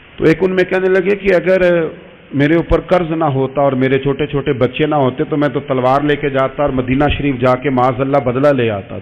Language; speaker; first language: Urdu; non-native, local second language; Punjabi